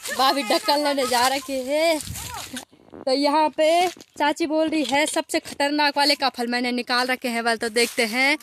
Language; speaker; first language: Hindi; non-native, local second language; Garhwali